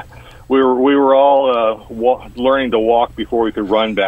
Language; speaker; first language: English; native; English